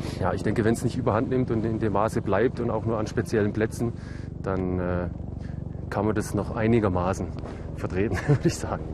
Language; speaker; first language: German; native; German